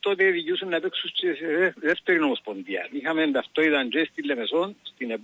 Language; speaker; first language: Greek; native; Greek